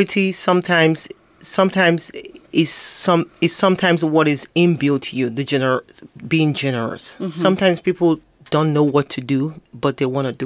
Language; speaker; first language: English; non-native, local second language; Igbo